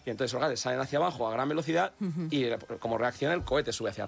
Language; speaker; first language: Spanish; native; Spanish